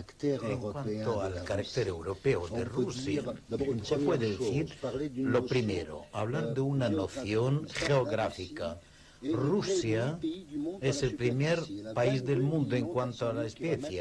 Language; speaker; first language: Spanish; non-native, fluent; Russian